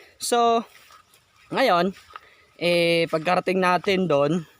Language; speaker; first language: Filipino; non-native, local second language; Cebuano